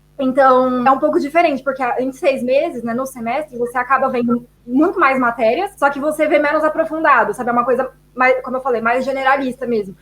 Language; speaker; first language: Portuguese; native; Portuguese